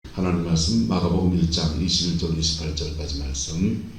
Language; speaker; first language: Korean; native; Korean